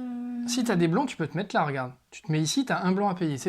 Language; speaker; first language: French; native; French